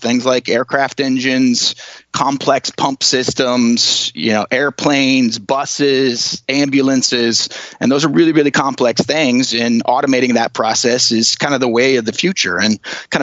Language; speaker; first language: English; native; English